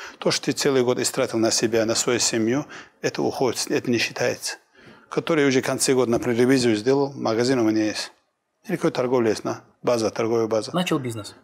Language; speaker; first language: Russian; non-native, local second language; Kumyk